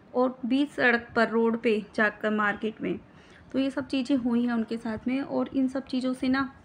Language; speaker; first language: Hindi; native; Hindi